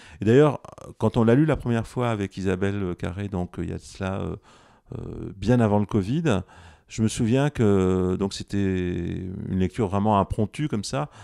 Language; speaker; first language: French; native; French